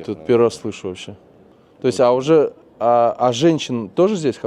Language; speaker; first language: Russian; native; Russian